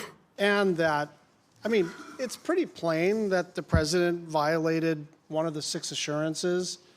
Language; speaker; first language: English; native; English